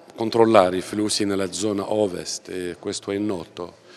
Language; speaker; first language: Italian; non-native, fluent; Arabic